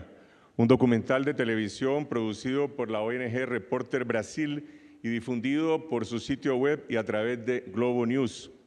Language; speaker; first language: Spanish; native; Spanish